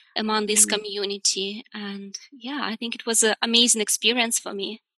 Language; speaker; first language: English; non-native, fluent; Russian